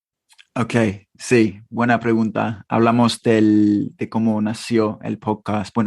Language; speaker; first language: Spanish; non-native, fluent; English